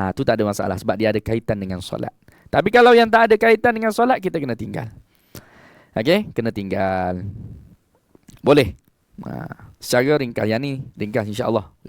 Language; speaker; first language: Malay; native; Malay